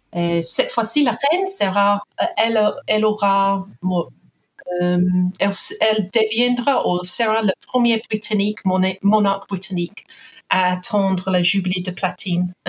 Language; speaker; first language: French; non-native, fluent; English